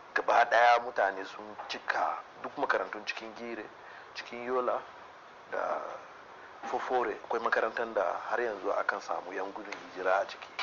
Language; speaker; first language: Hausa; non-native, local second language; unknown